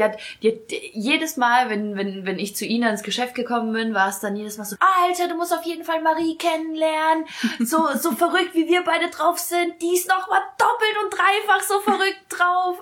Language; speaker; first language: German; early bilingual, other home language; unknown